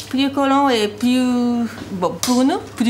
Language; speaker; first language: French; non-native, fluent; Japanese